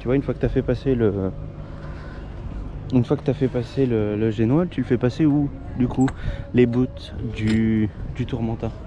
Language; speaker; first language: French; native; French